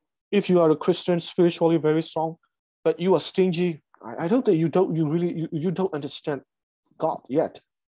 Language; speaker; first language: English; non-native, fluent; Burmese